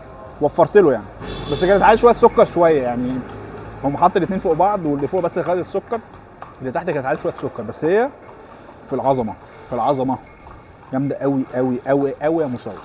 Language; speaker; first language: Arabic; native; Arabic